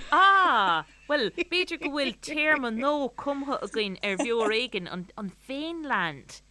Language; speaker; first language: Irish; native; Irish